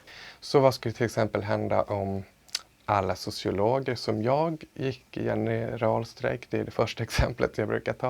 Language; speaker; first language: Swedish; native; Swedish